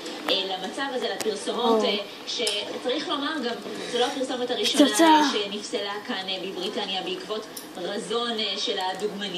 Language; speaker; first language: Hebrew; native; Hebrew